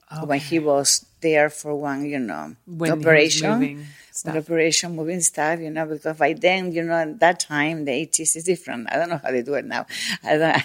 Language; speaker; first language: English; non-native, learner; Spanish